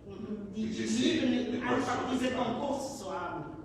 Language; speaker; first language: German; non-native, fluent; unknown